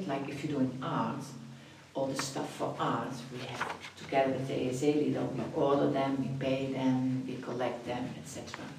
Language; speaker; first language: English; non-native, fluent; Dutch